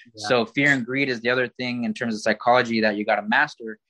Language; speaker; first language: English; native; English